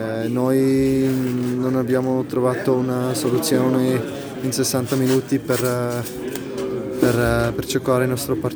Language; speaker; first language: Italian; non-native, local second language; German